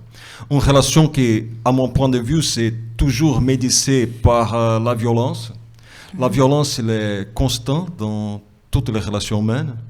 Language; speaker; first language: French; non-native, fluent; Portuguese